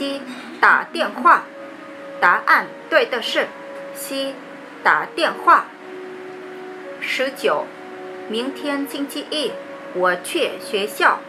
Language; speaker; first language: Chinese; non-native, learner; Vietnamese